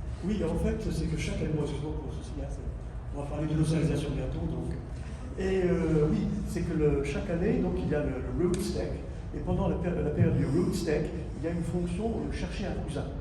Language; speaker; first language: French; native; French